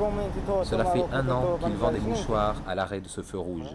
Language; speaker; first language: French; native; French